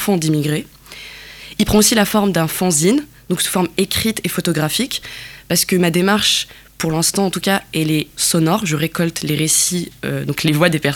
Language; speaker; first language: French; non-native, local second language; Kabyle